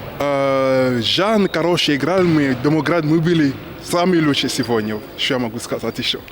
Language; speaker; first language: Russian; non-native, learner; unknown